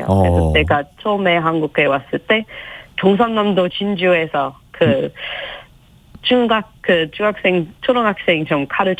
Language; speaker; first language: Korean; non-native, fluent; English